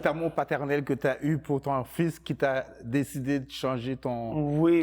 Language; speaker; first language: French; native; French